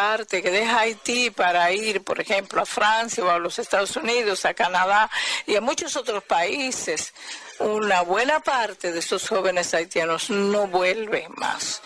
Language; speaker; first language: Spanish; non-native, fluent; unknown